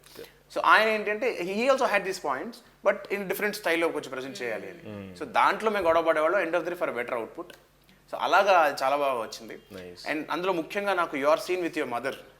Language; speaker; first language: Telugu; native; Telugu